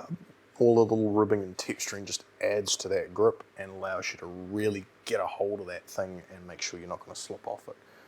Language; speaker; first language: English; native; English